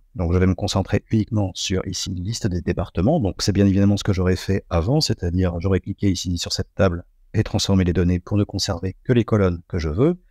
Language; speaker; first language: French; native; French